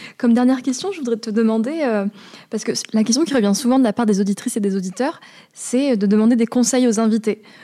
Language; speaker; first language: French; native; French